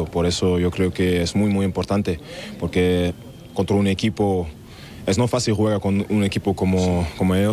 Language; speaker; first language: Spanish; non-native, learner; German